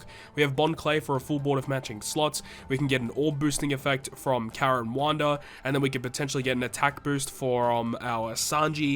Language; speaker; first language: English; native; English